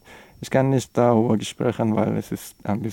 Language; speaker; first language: German; non-native, learner; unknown